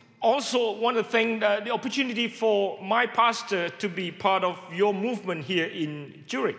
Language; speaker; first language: English; non-native, fluent; Indonesian